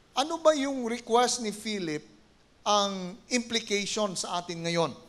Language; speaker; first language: Filipino; non-native, local second language; Iloko